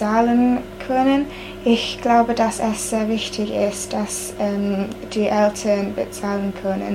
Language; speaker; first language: German; non-native, learner; English